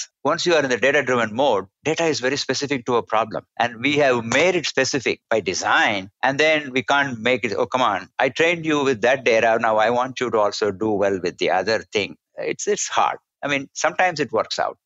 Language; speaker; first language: English; non-native, local second language; Tamil